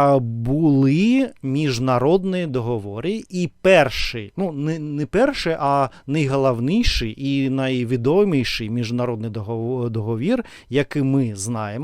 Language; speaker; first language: Ukrainian; non-native, fluent; Russian